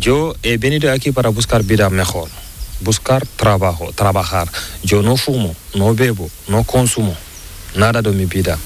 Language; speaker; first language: Spanish; non-native, learner; Fula